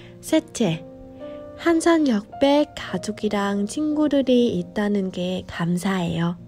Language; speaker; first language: Korean; non-native, fluent; Vietnamese